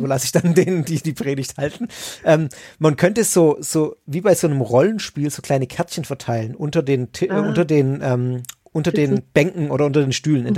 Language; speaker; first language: German; native; German